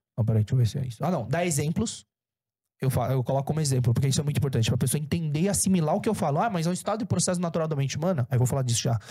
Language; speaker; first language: Portuguese; early bilingual, other home language; Korean